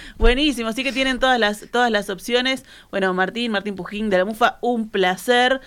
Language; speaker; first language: Spanish; native; Spanish